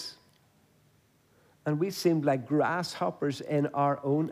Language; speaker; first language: English; native; English